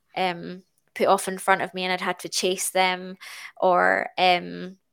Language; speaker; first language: English; native; English